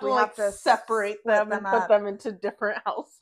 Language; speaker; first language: English; native; English